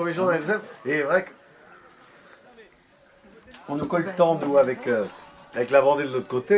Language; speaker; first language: French; native; French